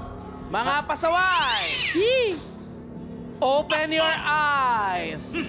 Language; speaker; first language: Filipino; native; Filipino